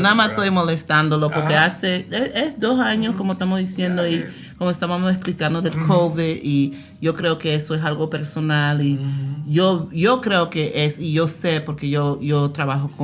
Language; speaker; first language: Spanish; early bilingual, heritage; Spanish